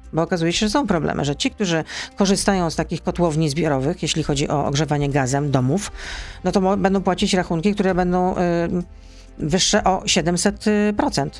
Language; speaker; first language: Polish; native; Polish